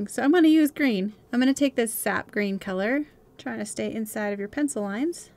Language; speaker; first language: English; native; English